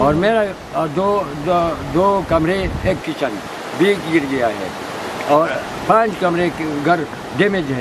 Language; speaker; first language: Hindi; non-native, local second language; Pashto